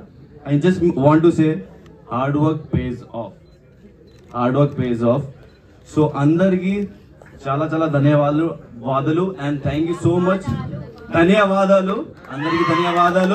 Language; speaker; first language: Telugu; non-native, learner; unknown